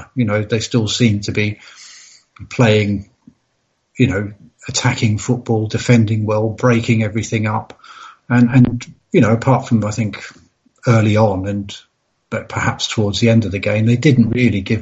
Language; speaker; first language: English; native; English